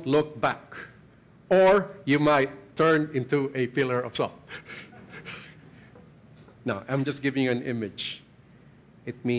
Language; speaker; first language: English; non-native, local second language; Filipino